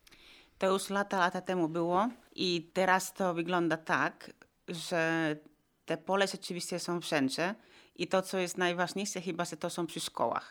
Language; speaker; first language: Polish; non-native, fluent; Finnish